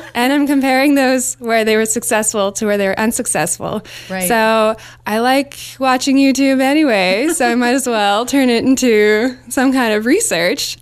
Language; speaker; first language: English; native; English